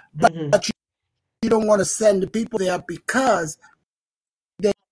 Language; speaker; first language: English; native; English